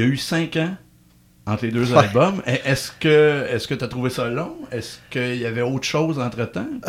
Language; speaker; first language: French; native; French